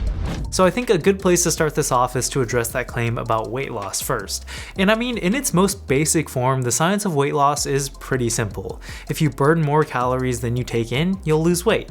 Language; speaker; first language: English; native; English